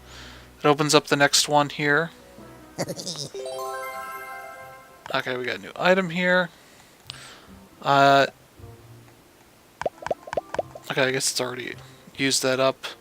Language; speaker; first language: English; native; English